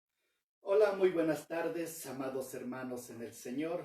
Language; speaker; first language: Spanish; native; Spanish